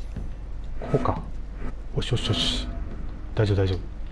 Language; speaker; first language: Japanese; native; Japanese